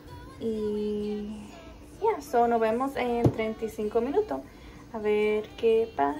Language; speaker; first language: Spanish; early bilingual, heritage; Spanish